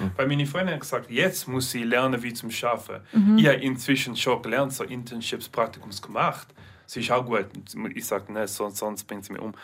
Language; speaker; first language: German; non-native, learner; English